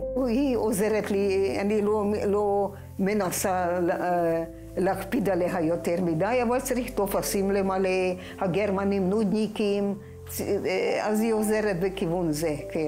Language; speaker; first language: Hebrew; non-native, fluent; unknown